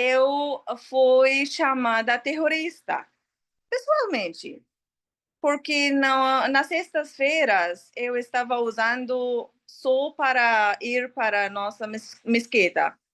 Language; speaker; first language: Portuguese; non-native, learner; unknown